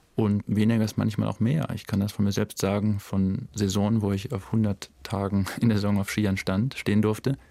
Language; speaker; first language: German; native; German